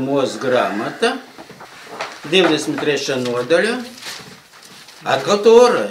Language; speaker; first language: Latvian; non-native, local second language; Russian